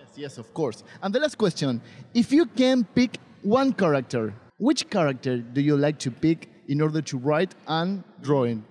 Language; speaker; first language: English; non-native, learner; Spanish